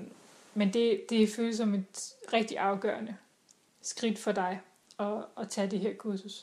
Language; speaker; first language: Danish; native; Danish